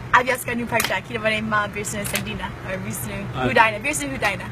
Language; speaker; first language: Nepali; non-native, learner; English